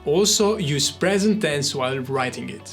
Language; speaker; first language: English; non-native, fluent; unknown